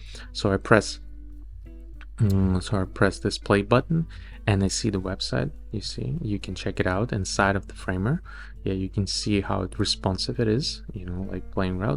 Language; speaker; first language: English; non-native, fluent; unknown